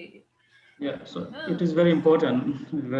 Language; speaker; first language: English; non-native, learner; French